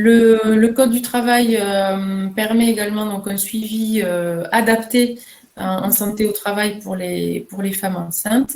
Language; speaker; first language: French; native; French